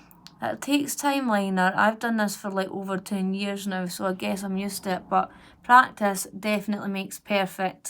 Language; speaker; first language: English; native; English